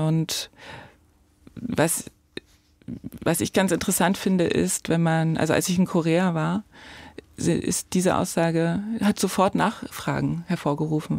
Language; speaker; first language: German; native; German